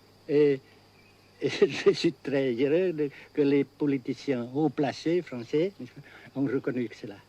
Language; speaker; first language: French; non-native, fluent; Vietnamese